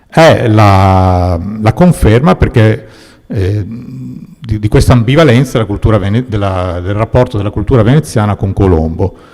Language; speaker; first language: Italian; native; Italian